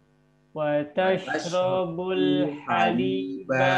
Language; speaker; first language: Arabic; non-native, learner; Indonesian